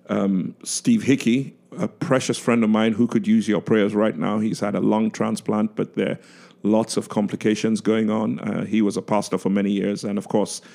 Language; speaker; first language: English; non-native, local second language; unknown